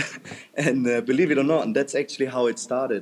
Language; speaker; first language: English; non-native, fluent; German